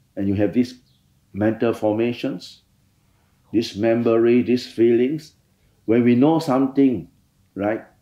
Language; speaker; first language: English; non-native, fluent; Thai